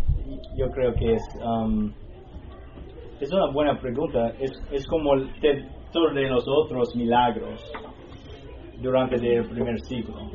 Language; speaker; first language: Spanish; non-native, learner; English